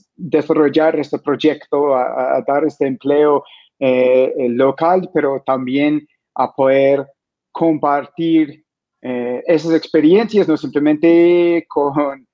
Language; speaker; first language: Spanish; non-native, fluent; English